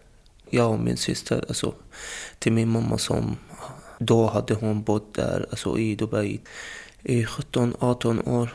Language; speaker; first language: Swedish; non-native, fluent; Arabic